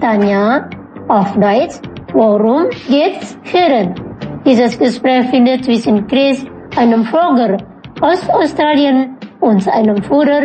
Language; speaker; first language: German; non-native, fluent; Indonesian